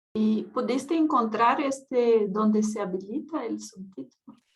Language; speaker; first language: Spanish; non-native, fluent; Portuguese